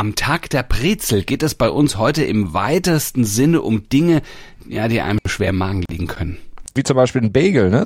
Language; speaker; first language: German; native; German